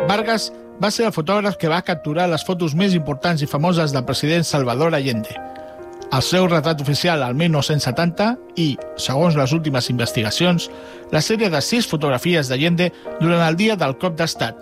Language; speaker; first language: Catalan; native; Catalan